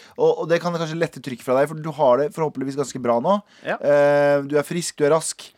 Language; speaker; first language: Norwegian; early bilingual, other home language; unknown